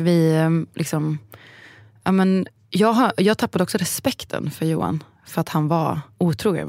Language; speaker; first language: Swedish; native; Swedish